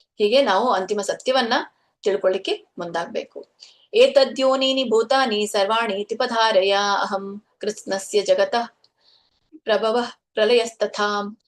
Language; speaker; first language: Kannada; native; Kannada